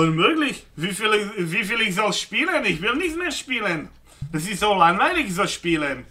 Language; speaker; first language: German; non-native, learner; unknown